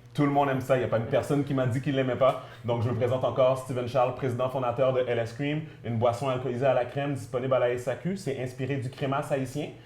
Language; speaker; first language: French; native; French